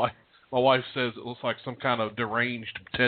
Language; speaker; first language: English; native; English